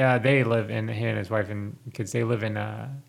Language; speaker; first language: English; native; English